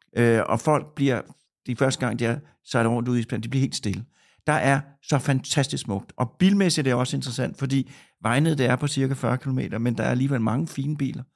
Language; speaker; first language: Danish; native; Danish